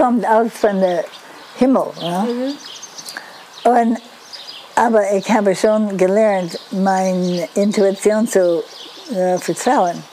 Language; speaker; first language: German; non-native, learner; English